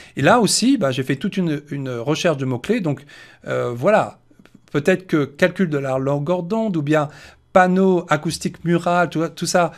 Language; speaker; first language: French; native; French